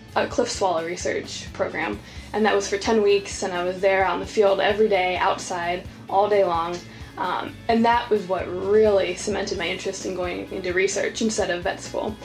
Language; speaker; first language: English; native; English